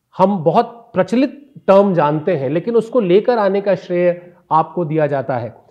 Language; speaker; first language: Hindi; native; Hindi